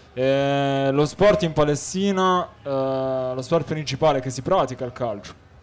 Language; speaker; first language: Italian; early bilingual, other home language; Arabic